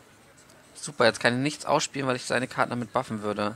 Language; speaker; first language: German; native; German